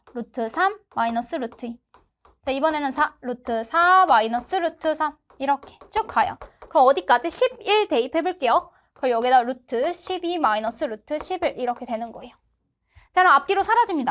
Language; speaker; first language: Korean; native; Korean